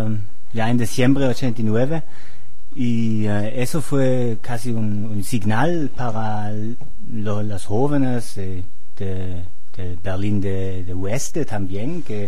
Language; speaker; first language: Spanish; non-native, fluent; German